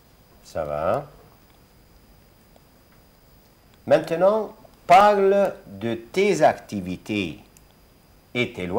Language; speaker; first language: French; non-native, fluent; Arabic